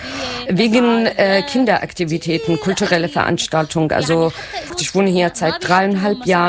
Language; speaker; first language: German; non-native, learner; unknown